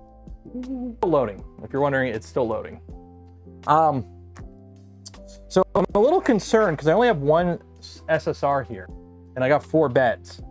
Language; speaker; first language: English; native; English